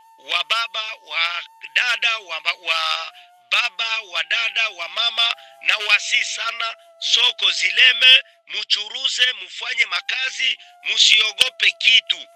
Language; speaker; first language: Swahili; native; Swahili